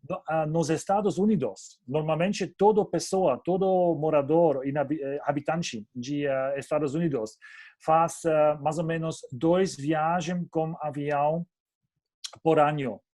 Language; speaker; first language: Portuguese; non-native, fluent; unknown